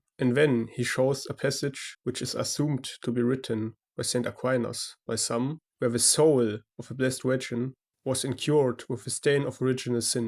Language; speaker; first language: English; non-native, fluent; German